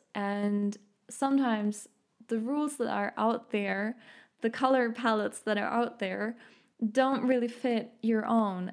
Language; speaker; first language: English; non-native, fluent; German